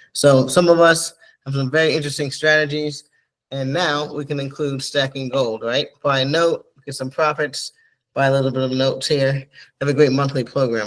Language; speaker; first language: English; native; English